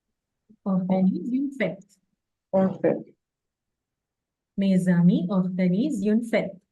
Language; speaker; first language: French; non-native, fluent; English